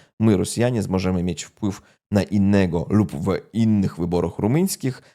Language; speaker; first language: Polish; non-native, fluent; Russian